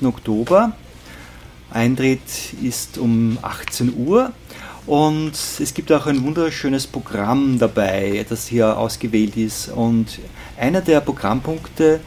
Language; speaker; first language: German; native; German